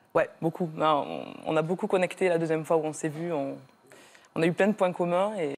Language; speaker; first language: French; native; French